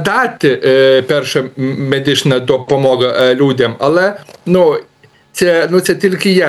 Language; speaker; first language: Ukrainian; non-native, learner; Lithuanian